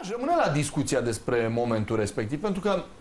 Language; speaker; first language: Romanian; native; Romanian